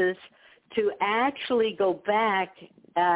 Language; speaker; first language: English; early bilingual, other home language; Ukrainian